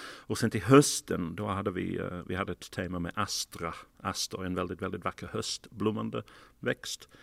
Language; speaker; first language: Swedish; non-native, fluent; English